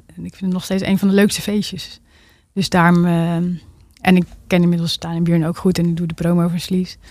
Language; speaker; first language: Dutch; native; Dutch